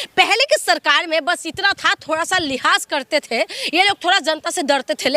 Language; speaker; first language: Hindi; non-native, local second language; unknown